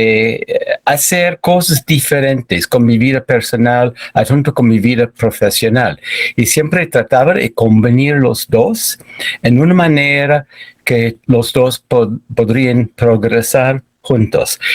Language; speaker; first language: Spanish; non-native, fluent; English